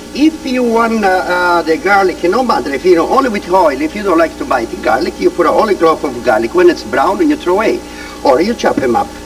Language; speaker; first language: English; non-native, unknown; Italian